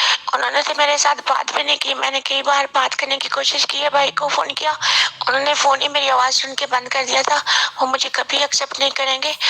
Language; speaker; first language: Hindi; non-native, local second language; Punjabi